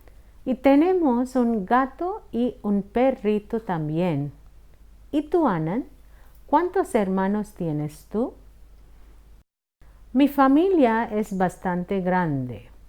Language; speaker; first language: Spanish; non-native, fluent; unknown